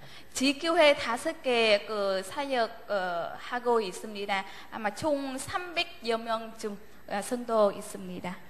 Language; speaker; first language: Korean; non-native, learner; Vietnamese